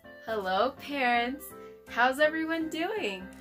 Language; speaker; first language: English; non-native, fluent; Spanish